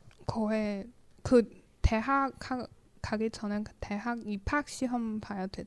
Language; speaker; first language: Korean; non-native, learner; Chinese